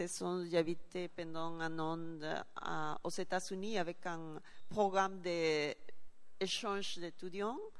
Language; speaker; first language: French; non-native, learner; Spanish